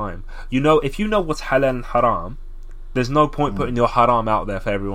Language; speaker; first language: English; native; English